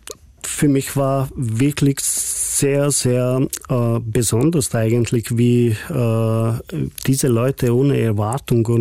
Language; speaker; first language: German; non-native, fluent; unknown